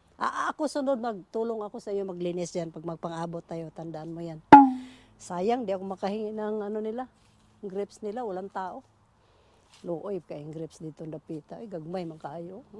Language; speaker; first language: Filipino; non-native, local second language; Cebuano